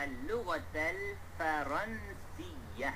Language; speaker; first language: Arabic; non-native, fluent; Malay